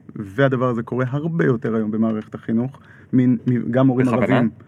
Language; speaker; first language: Hebrew; native; Hebrew